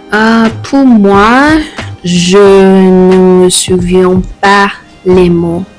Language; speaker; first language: French; non-native, learner; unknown